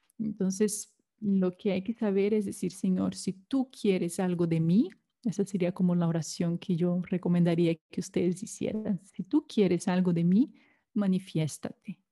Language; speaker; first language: Spanish; non-native, fluent; Portuguese